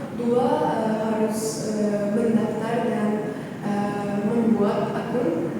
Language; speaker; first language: Indonesian; non-native, learner; Uzbek